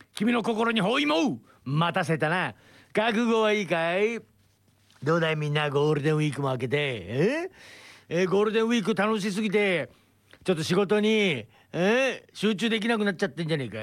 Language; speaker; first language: Japanese; native; Japanese